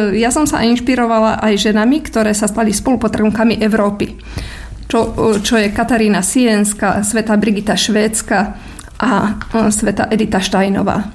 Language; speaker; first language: Slovak; native; Slovak